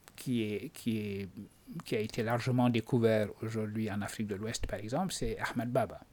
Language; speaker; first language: French; non-native, local second language; Wolof